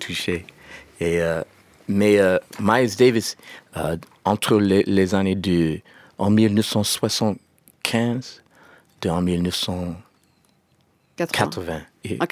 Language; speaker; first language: French; non-native, learner; English